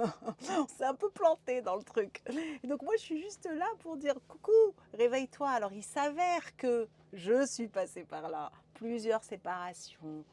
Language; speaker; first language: French; native; French